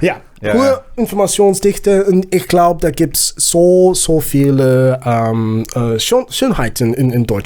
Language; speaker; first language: German; non-native, learner; Zulu